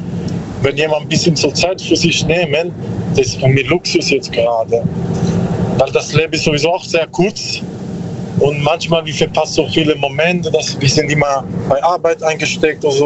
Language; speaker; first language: German; non-native, learner; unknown